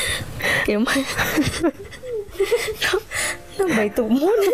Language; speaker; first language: Vietnamese; native; Vietnamese